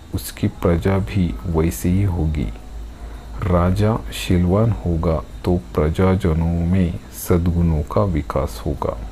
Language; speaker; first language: Hindi; non-native, local second language; Marathi